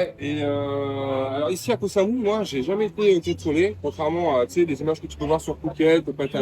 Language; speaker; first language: French; native; French